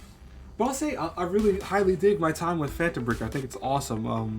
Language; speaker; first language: English; native; English